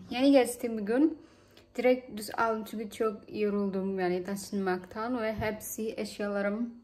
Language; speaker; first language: Turkish; non-native, learner; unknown